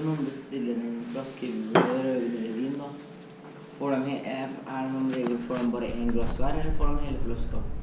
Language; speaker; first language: Norwegian; native; Norwegian